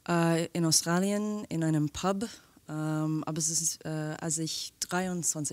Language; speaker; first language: German; non-native, fluent; English